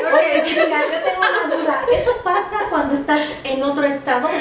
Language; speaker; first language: Spanish; native; Spanish